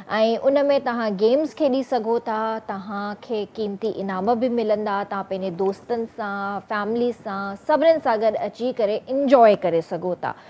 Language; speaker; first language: Sindhi; native; Sindhi